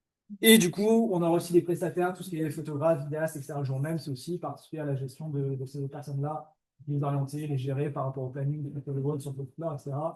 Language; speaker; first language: French; native; French